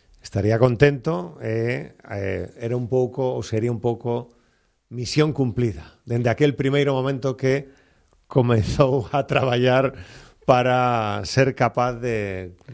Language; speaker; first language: Galician; native; Galician